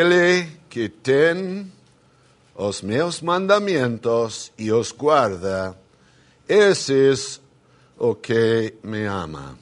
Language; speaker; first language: Spanish; non-native, fluent; English